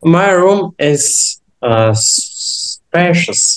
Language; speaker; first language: English; non-native, learner; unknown